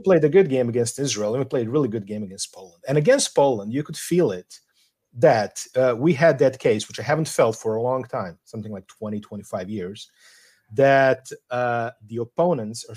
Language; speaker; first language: English; non-native, fluent; Serbian